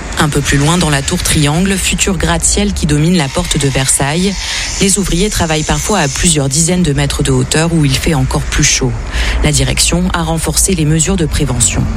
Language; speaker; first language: French; native; French